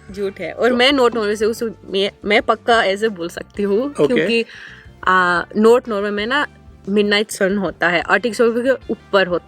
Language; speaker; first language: Hindi; non-native, fluent; Norwegian